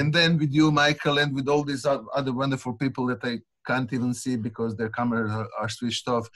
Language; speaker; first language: English; non-native, fluent; Croatian